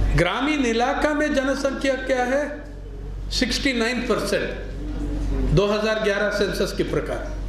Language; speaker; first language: Hindi; non-native, local second language; Telugu